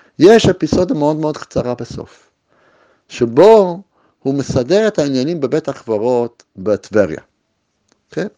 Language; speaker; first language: Hebrew; native; Hebrew